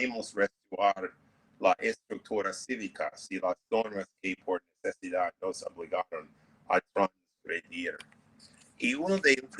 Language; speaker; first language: Spanish; non-native, fluent; English